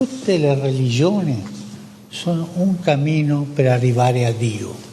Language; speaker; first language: Italian; non-native, fluent; Spanish